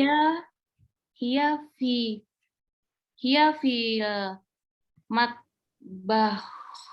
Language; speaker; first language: Arabic; non-native, learner; Indonesian